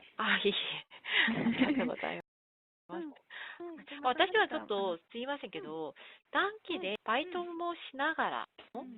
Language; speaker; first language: Japanese; non-native, fluent; Korean